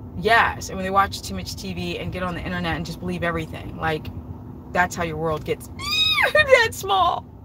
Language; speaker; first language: English; native; English